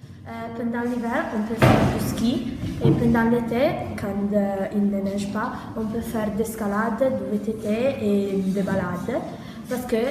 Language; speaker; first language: French; non-native, learner; Italian